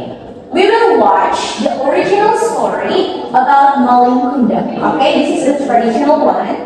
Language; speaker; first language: English; non-native, fluent; Indonesian